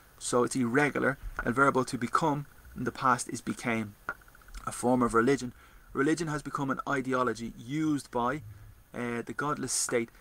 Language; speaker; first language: English; native; English